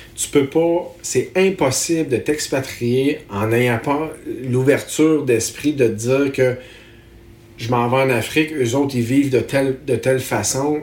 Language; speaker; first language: French; native; French